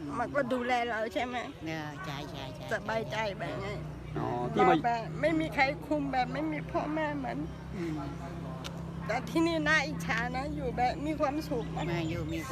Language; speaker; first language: Thai; non-native, learner; Burmese